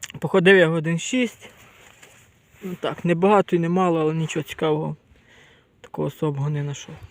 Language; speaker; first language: Ukrainian; native; Ukrainian